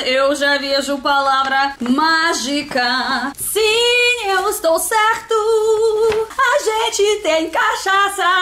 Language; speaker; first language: Portuguese; non-native, learner; Russian